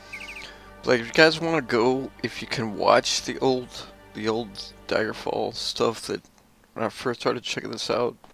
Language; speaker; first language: English; native; English